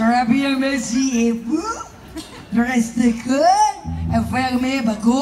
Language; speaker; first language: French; non-native, learner; Thai